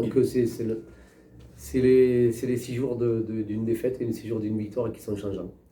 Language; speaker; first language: French; native; French